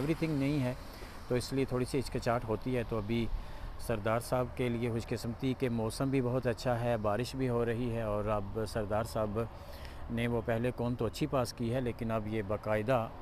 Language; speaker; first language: Urdu; non-native, local second language; Punjabi